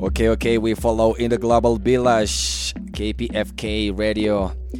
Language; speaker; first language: English; non-native, fluent; Spanish